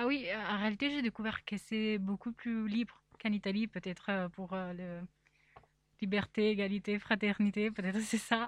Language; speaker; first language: French; non-native, fluent; Italian